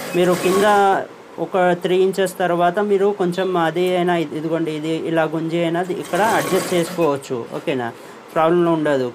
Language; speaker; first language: Telugu; non-native, fluent; Urdu